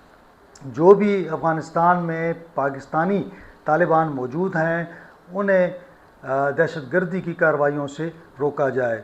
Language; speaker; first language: Urdu; native; Urdu